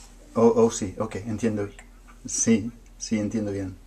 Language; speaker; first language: Spanish; non-native, fluent; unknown